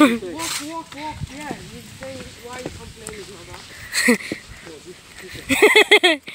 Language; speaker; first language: English; non-native, learner; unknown